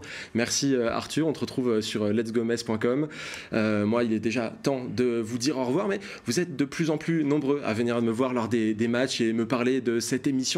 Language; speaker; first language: French; native; French